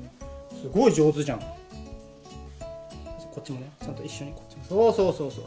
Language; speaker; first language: Japanese; native; Japanese